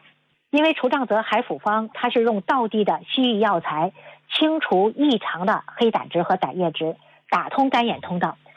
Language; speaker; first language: Chinese; native; Chinese